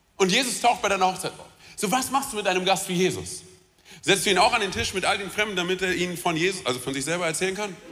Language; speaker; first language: German; early bilingual, other home language; Romanian